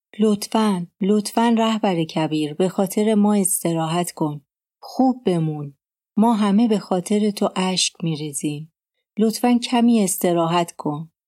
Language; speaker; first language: Persian; native; Persian